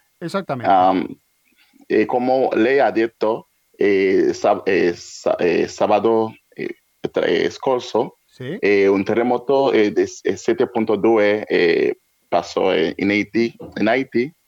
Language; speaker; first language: Spanish; non-native, learner; Haitian Creole